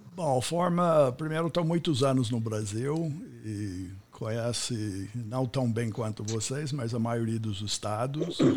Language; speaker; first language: Portuguese; non-native, fluent; English